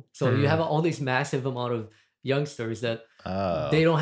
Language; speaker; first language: English; non-native, fluent; Portuguese